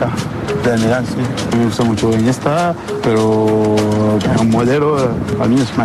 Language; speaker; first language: Spanish; non-native, learner; French